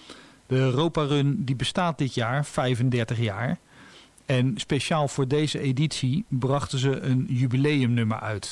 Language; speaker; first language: Dutch; native; Dutch